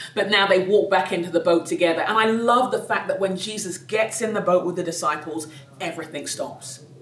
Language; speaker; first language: English; native; English